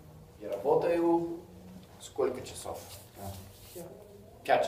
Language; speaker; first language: Russian; non-native, fluent; English